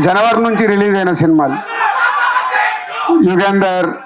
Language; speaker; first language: Telugu; native; Telugu